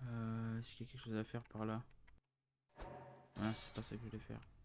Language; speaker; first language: French; native; French